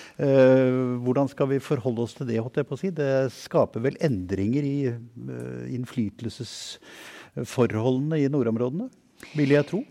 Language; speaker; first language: Norwegian; native; Norwegian